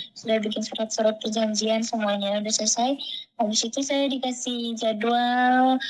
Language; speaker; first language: Indonesian; native; Indonesian